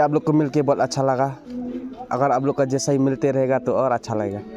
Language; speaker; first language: Hindi; non-native, local second language; Khasi